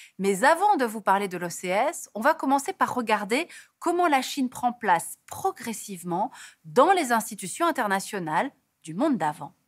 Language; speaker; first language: French; native; French